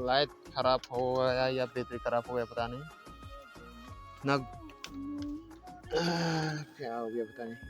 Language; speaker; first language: Hindi; non-native, local second language; Chakma